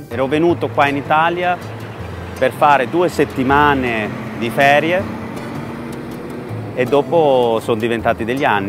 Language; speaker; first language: Italian; non-native, learner; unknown